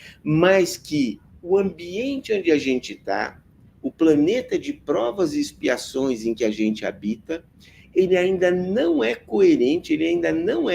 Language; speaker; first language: Portuguese; native; Portuguese